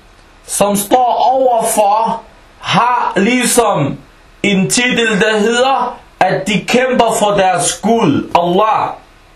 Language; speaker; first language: Danish; early bilingual, other home language; Arabic